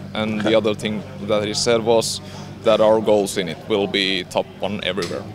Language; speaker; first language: English; non-native, fluent; Finnish